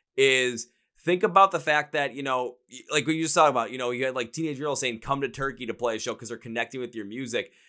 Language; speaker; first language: English; native; English